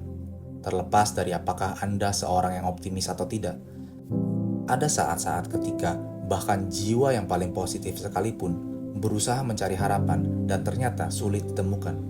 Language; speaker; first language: Indonesian; native; Indonesian